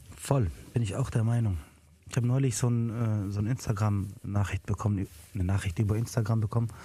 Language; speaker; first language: German; early bilingual, other home language; Arabic